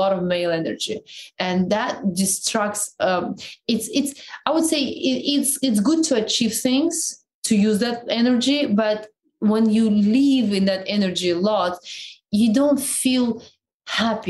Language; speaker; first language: English; non-native, fluent; Russian